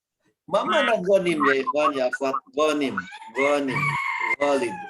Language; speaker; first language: Arabic; non-native, fluent; Indonesian